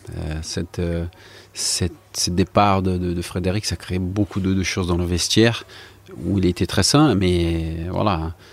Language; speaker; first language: French; non-native, fluent; Portuguese